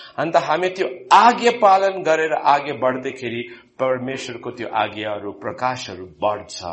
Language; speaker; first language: Nepali; non-native, fluent; Malayalam